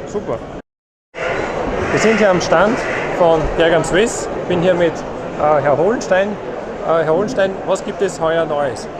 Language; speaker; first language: German; native; German